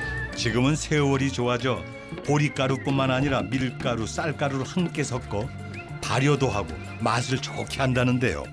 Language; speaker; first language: Korean; native; Korean